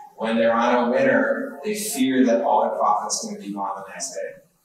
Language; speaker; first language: English; native; English